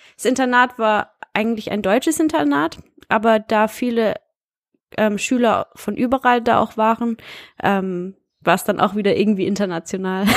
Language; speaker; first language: German; early bilingual, heritage; German